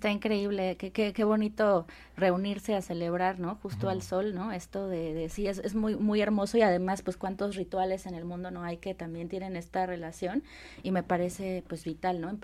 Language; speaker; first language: Spanish; native; Spanish